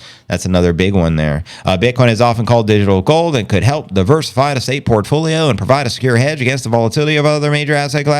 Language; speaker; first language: English; native; English